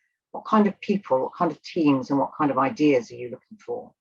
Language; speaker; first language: English; native; English